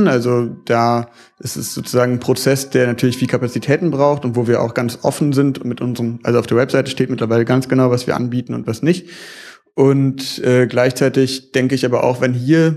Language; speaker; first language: German; native; German